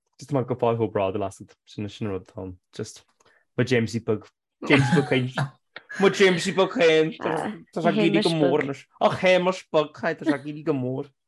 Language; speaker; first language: Irish; native; Irish